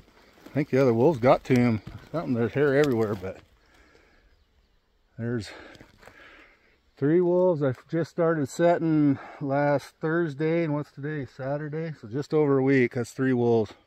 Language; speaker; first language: English; native; English